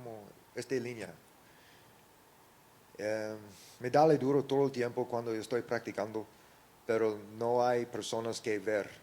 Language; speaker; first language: Spanish; early bilingual, heritage; English